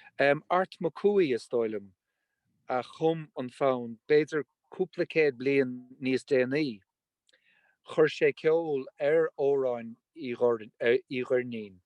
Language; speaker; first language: Irish; non-native, local second language; English